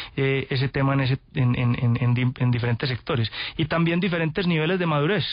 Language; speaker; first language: Spanish; native; Spanish